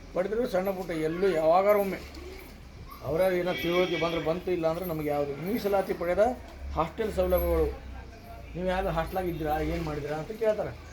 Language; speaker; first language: Kannada; non-native, local second language; Lambadi